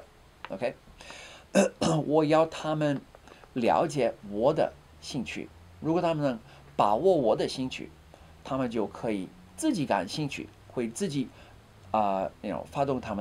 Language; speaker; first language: Chinese; non-native, fluent; English